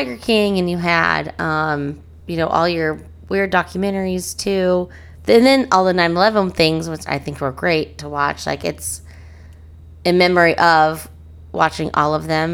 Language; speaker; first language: English; native; English